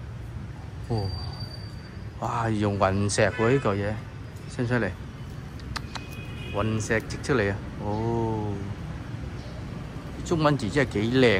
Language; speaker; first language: Chinese; early bilingual, heritage; Cantonese